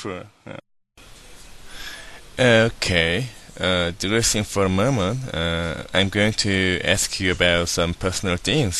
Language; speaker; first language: English; non-native, learner; Korean